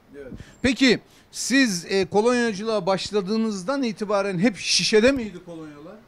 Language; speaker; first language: Turkish; native; Turkish